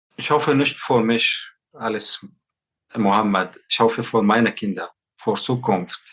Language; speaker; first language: German; non-native, learner; Arabic